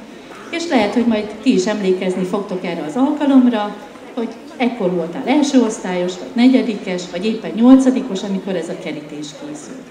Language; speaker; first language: Hungarian; native; Hungarian